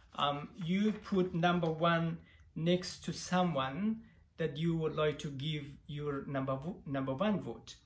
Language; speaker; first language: English; non-native, fluent; Persian